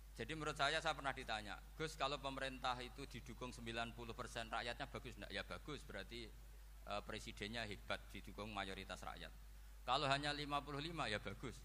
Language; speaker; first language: Indonesian; non-native, local second language; Javanese